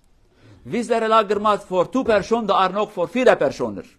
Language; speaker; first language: Norwegian; non-native, learner; Kurdish